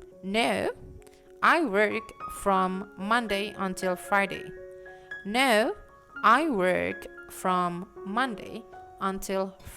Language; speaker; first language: English; non-native, fluent; Indonesian